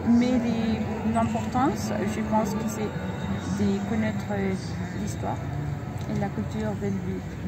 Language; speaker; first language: French; non-native, learner; Spanish